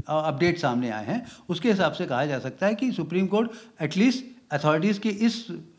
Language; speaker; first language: Hindi; native; Hindi